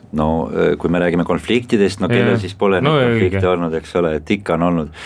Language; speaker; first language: Estonian; native; Estonian